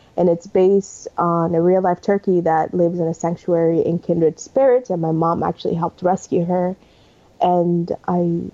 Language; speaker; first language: English; early bilingual, other home language; Spanish